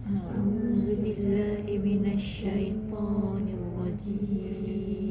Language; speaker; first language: Arabic; non-native, learner; Malay